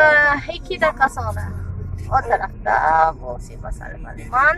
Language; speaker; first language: Turkish; non-native, learner; Indonesian